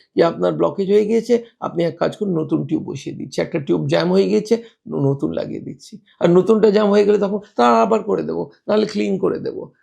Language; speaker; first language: Bangla; non-native, local second language; Hindi